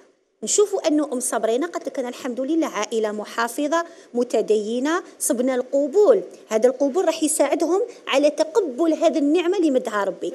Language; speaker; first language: Arabic; native; Arabic